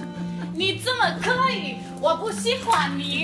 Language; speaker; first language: Chinese; non-native, learner; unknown